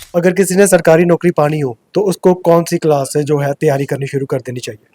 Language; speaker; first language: Hindi; non-native, local second language; Punjabi